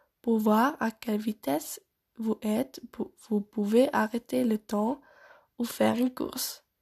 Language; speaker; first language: French; non-native, learner; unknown